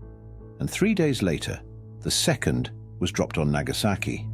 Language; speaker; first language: English; native; English